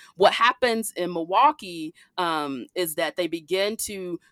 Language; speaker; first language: English; native; English